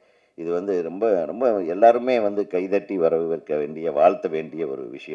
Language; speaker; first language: Tamil; native; Tamil